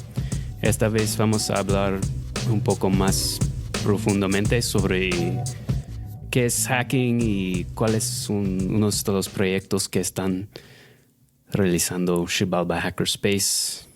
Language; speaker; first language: Spanish; non-native, fluent; English